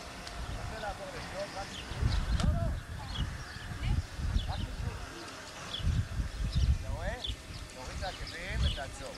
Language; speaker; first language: Hebrew; native; Hebrew